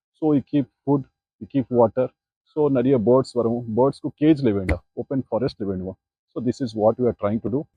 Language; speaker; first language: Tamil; non-native, learner; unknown